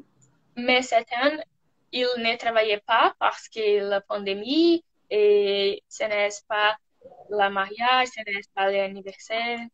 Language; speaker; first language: French; non-native, learner; Portuguese